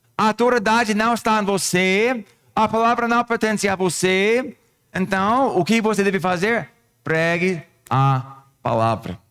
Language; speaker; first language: Portuguese; non-native, fluent; English